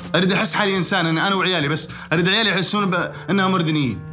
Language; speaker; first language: Arabic; native; Arabic